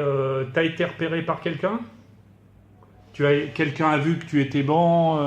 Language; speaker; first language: French; native; French